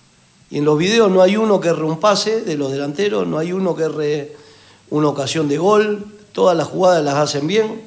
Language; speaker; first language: Spanish; native; Spanish